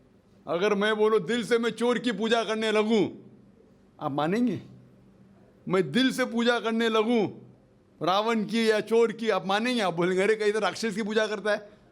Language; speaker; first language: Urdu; non-native, local second language; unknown